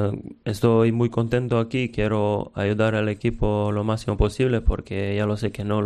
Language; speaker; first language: Spanish; non-native, fluent; Serbian